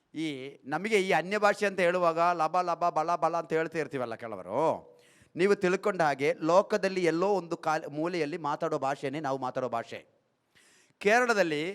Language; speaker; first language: Kannada; non-native, local second language; Malayalam